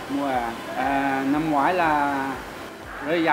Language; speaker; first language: Vietnamese; non-native, learner; Portuguese